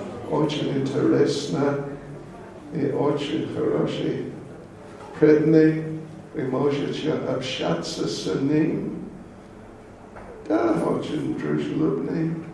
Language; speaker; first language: Russian; non-native, learner; English